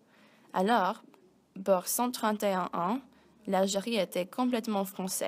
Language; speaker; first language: French; non-native, learner; English